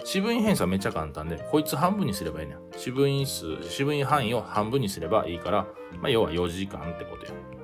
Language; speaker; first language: Japanese; native; Japanese